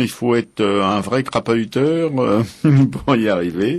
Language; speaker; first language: French; native; French